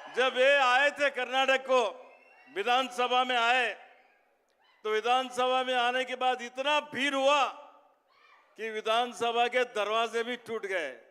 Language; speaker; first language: Hindi; non-native, local second language; Kannada